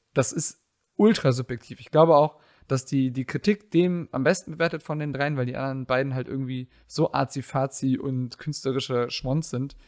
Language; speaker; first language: German; native; German